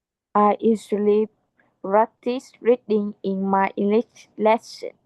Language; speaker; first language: English; non-native, learner; Vietnamese